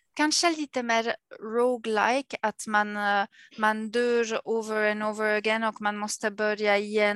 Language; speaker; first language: Swedish; non-native, fluent; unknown